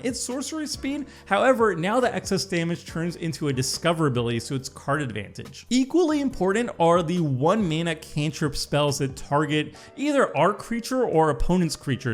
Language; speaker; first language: English; native; English